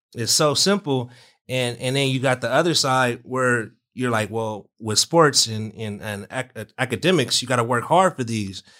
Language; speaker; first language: English; native; English